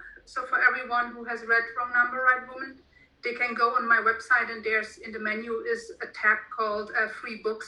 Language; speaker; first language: English; non-native, fluent; German